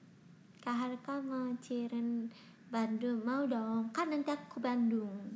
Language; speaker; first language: Indonesian; non-native, fluent; Japanese